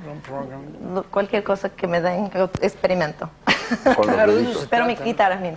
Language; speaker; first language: Spanish; early bilingual, heritage; Spanish